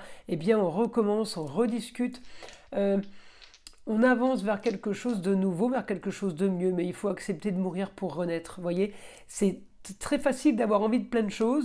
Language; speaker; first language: French; native; French